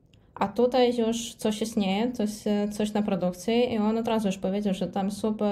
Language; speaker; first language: Polish; non-native, fluent; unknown